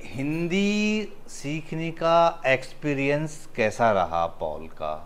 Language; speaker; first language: Hindi; native; Hindi